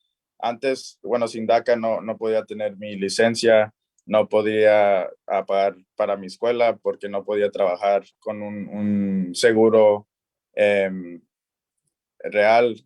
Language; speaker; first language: Spanish; early bilingual, other home language; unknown